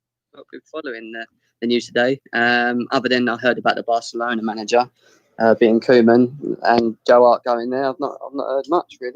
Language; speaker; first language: English; native; English